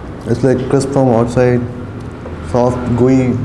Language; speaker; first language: English; non-native, local second language; Urdu